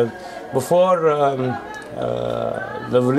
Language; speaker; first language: English; non-native, learner; Arabic